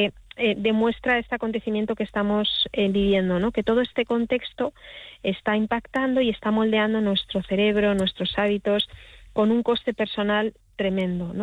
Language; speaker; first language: Spanish; native; Spanish